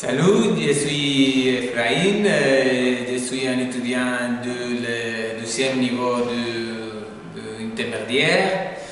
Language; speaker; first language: French; non-native, learner; Spanish